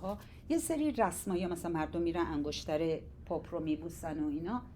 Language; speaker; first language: Persian; native; Persian